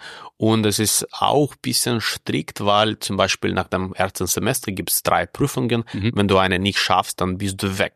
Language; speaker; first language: German; non-native, fluent; Russian